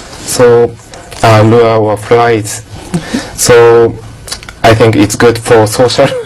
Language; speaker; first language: English; non-native, learner; Japanese